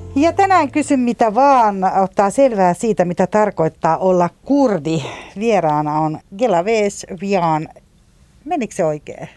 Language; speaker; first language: Finnish; native; Finnish